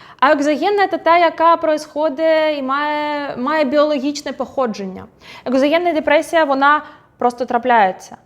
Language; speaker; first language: Ukrainian; non-native, local second language; Russian